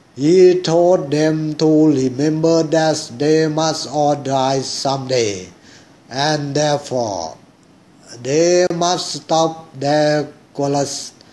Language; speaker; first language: English; non-native, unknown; Thai